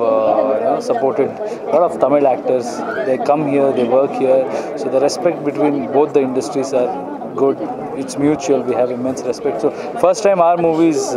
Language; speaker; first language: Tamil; non-native, learner; Kannada